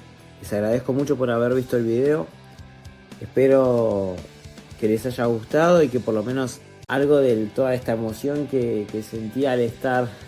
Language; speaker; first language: Spanish; native; Spanish